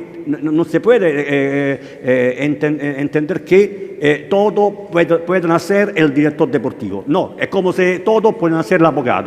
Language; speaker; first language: Spanish; non-native, learner; Italian